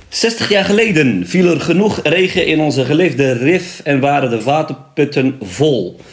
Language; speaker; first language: Dutch; early bilingual, other home language; Riffian